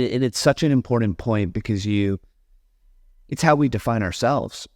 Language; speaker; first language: English; native; English